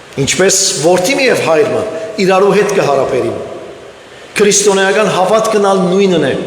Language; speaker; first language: Armenian; early bilingual, heritage; Armenian